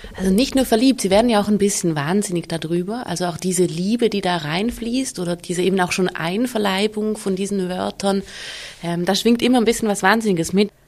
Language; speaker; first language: German; native; German